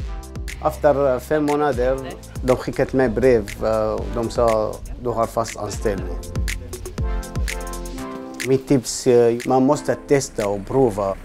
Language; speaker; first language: Swedish; non-native, learner; Arabic